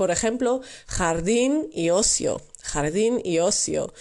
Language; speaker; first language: Spanish; non-native, learner; Dutch